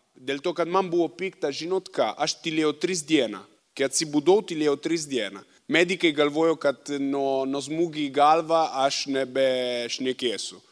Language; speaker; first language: Lithuanian; non-native, fluent; Italian